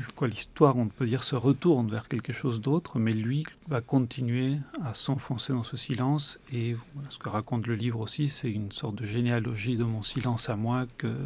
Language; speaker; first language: French; early bilingual, other home language; Spanish